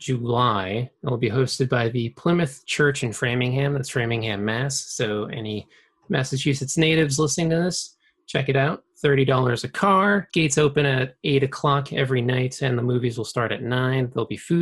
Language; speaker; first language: English; native; English